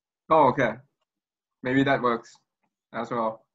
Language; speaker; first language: English; non-native, fluent; Thai